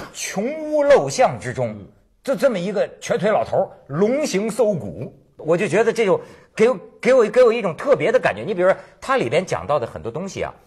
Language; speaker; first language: Chinese; native; Chinese